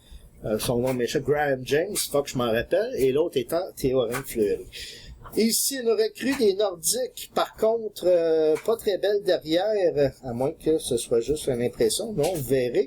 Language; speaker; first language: French; native; French